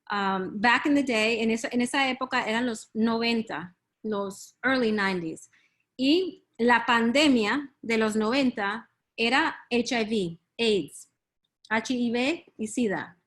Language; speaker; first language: Spanish; early bilingual, heritage; Spanish